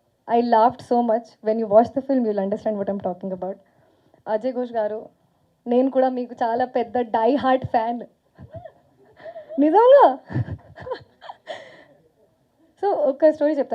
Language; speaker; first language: Telugu; non-native, fluent; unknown